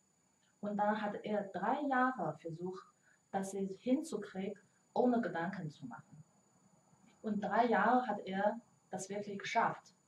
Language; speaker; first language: German; non-native, learner; Chinese